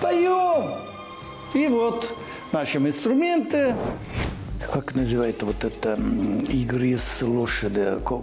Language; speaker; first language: Russian; non-native, learner; Italian